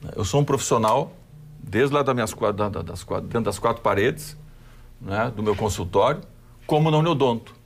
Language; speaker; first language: Portuguese; native; Portuguese